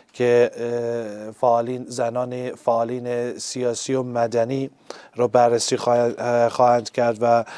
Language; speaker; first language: Persian; non-native, local second language; Central Kurdish